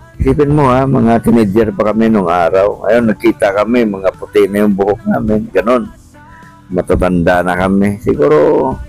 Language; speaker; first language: Filipino; non-native, local second language; Hiligaynon